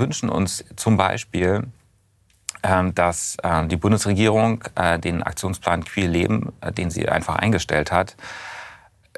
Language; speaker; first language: German; native; German